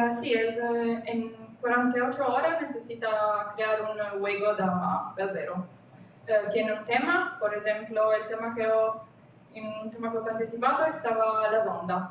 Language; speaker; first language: Spanish; non-native, learner; Italian